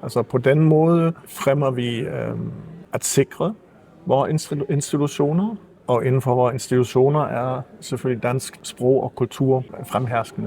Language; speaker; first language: Danish; early bilingual, heritage; Danish